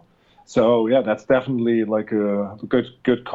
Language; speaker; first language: English; non-native, fluent; German